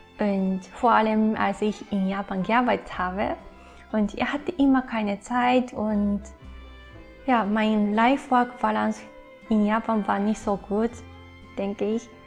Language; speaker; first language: German; non-native, fluent; Japanese